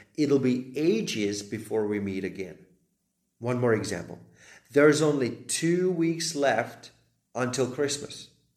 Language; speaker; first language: English; non-native, fluent; Slovak